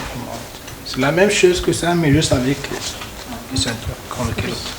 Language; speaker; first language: French; non-native, learner; Malagasy